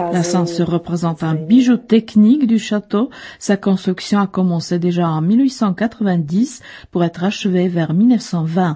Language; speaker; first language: French; non-native, fluent; Czech